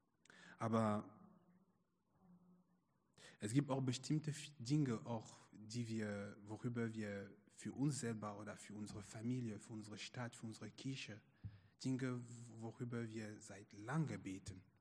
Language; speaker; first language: German; non-native, fluent; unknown